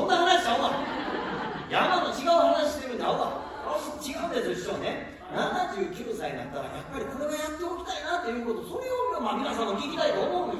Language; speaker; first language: Japanese; native; Japanese